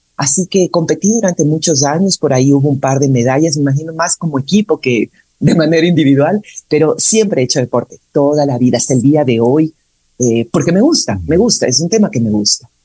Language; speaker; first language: Spanish; native; Spanish